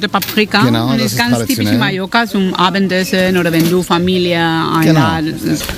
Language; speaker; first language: German; non-native, fluent; Catalan